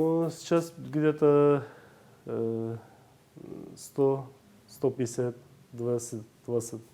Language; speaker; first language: Russian; non-native, learner; Turkish